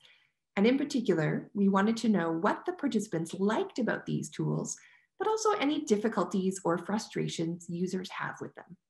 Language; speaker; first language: English; native; English